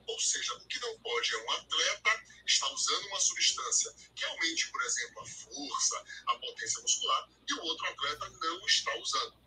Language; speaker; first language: Portuguese; native; Portuguese